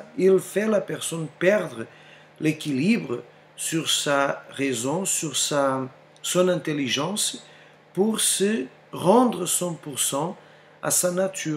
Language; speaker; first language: French; non-native, fluent; Portuguese